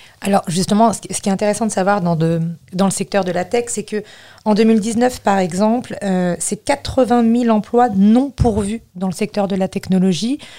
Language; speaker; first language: French; native; French